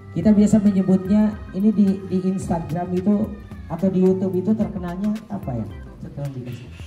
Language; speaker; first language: Indonesian; native; Indonesian